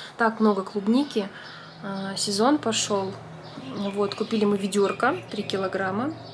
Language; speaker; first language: Russian; native; Russian